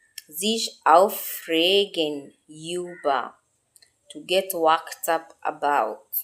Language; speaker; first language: German; non-native, learner; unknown